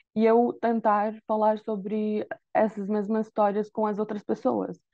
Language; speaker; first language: Portuguese; non-native, fluent; Arabic